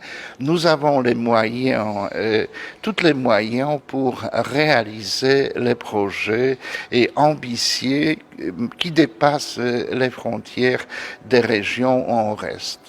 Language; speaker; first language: French; non-native, fluent; Polish